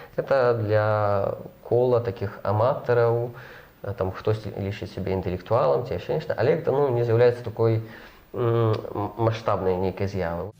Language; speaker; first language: Belarusian; non-native, local second language; Russian